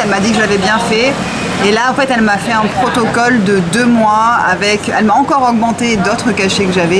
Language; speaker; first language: French; native; French